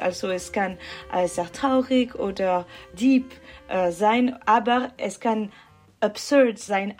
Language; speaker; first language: German; non-native, learner; French